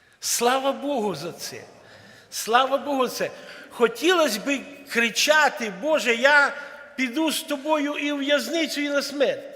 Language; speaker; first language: Ukrainian; non-native, local second language; Russian